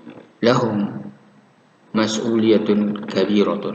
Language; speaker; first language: Arabic; non-native, fluent; Indonesian